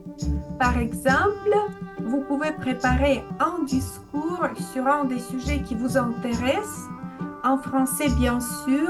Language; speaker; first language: French; non-native, fluent; Russian